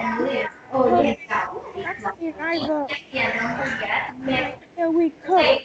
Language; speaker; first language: English; non-native, learner; Vietnamese